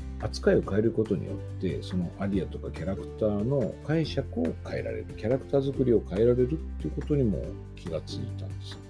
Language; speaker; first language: Japanese; native; Japanese